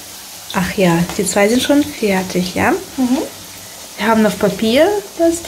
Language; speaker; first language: German; non-native, fluent; Russian